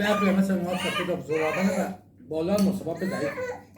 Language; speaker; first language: Arabic; native; Arabic